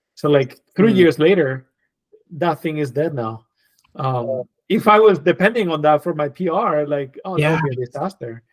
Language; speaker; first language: English; non-native, fluent; Spanish